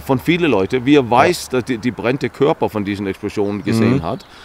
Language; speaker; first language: German; non-native, learner; Danish